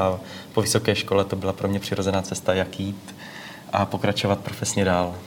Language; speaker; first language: Czech; native; Czech